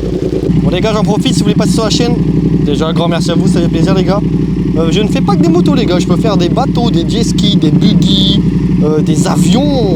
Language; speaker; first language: French; native; French